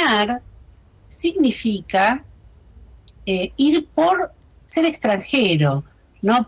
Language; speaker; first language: Spanish; native; Spanish